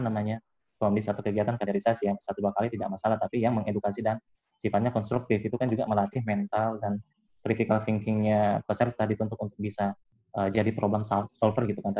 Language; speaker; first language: Indonesian; native; Indonesian